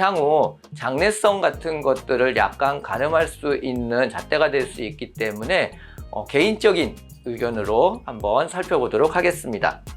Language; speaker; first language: Korean; native; Korean